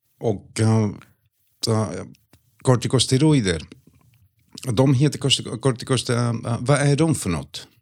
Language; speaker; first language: Swedish; non-native, fluent; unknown